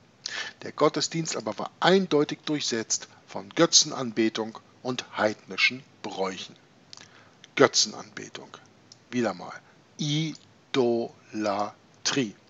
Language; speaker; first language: German; native; German